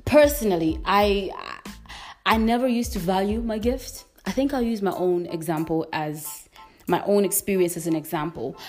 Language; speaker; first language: English; non-native, local second language; Nyanja